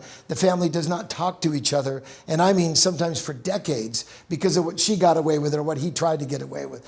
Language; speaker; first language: English; native; English